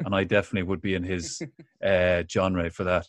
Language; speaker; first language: English; native; English